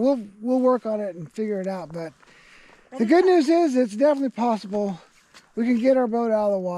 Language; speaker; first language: English; native; English